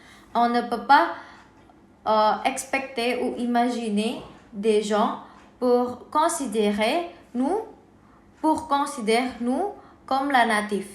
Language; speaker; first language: French; non-native, learner; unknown